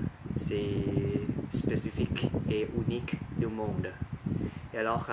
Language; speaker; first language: French; non-native, learner; Thai